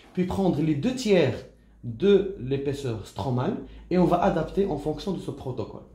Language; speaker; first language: French; non-native, local second language; Arabic